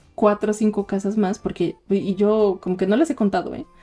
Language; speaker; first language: Spanish; native; Spanish